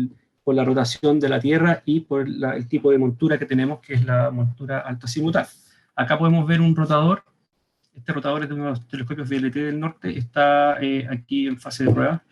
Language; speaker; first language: Spanish; native; Spanish